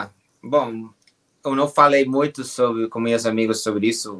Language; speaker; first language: Portuguese; non-native, fluent; English